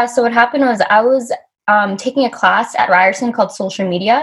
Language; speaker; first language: English; native; English